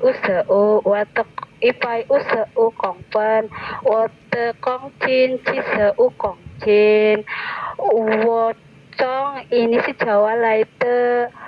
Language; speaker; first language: Chinese; non-native, learner; Javanese